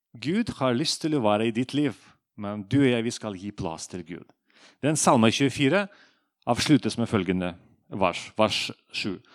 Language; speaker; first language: Norwegian; non-native, fluent; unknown